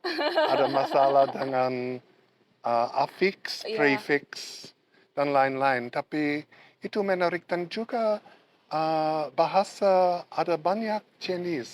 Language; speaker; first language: Indonesian; non-native, learner; English